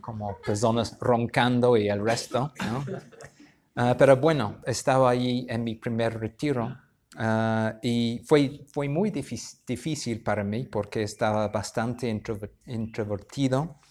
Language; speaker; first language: Spanish; non-native, fluent; English